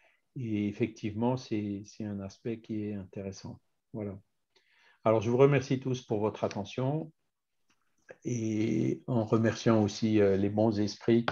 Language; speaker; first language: French; native; French